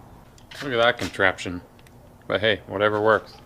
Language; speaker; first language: English; native; English